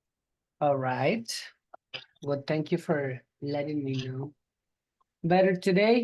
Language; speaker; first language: English; non-native, fluent; Spanish